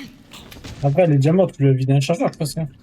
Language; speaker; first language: French; native; French